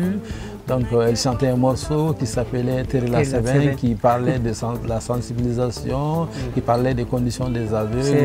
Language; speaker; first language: French; non-native, local second language; Bambara